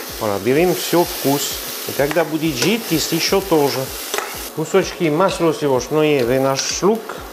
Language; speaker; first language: Russian; non-native, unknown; French